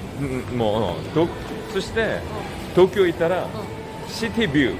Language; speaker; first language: Japanese; non-native, learner; Korean